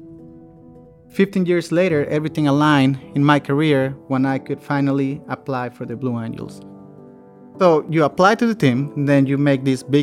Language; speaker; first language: English; non-native, fluent; Spanish